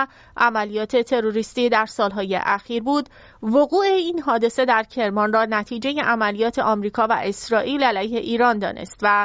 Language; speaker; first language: Persian; native; Persian